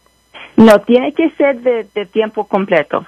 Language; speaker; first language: Spanish; early bilingual, heritage; Spanish